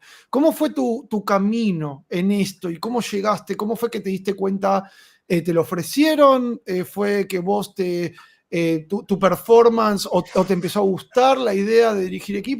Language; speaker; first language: Spanish; native; Spanish